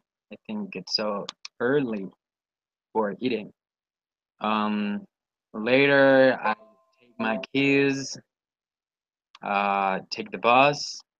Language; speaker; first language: English; non-native, learner; Spanish